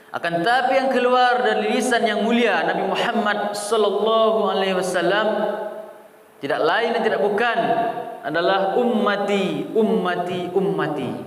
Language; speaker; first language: Malay; non-native, local second language; Minangkabau